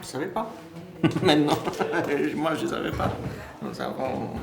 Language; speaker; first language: French; non-native, learner; Romanian